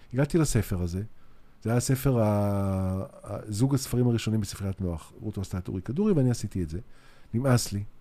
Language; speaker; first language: Hebrew; native; Hebrew